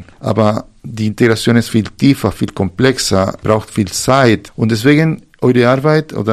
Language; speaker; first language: German; non-native, fluent; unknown